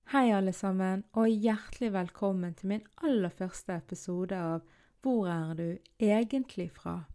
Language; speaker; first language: Norwegian; early bilingual, other home language; Arabic